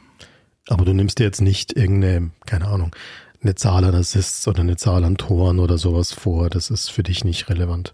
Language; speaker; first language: German; native; German